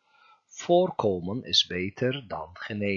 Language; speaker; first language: Dutch; non-native, fluent; Turkish